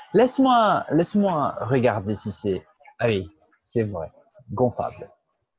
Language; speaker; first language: French; non-native, fluent; Portuguese